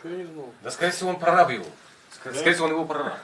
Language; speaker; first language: Russian; native; Russian